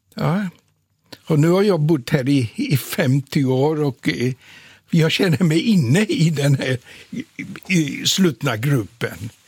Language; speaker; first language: Swedish; non-native, fluent; Polish